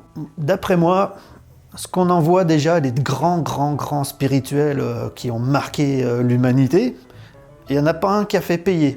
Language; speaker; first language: French; native; French